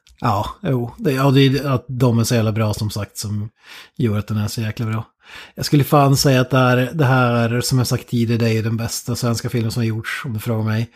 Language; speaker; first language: Swedish; native; Swedish